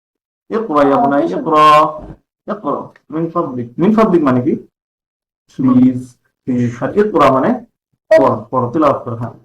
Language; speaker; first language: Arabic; non-native, learner; Bangla